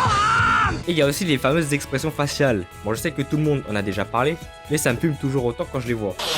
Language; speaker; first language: French; native; French